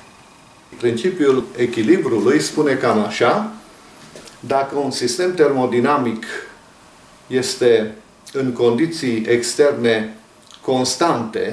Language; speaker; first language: Romanian; native; Romanian